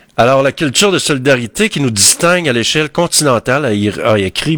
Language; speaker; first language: French; native; French